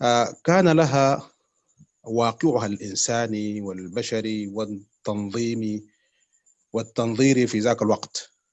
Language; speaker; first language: Arabic; native; Arabic